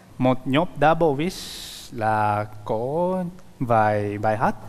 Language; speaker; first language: Vietnamese; non-native, learner; Japanese